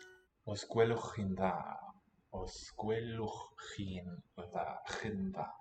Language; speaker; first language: Welsh; non-native, learner; English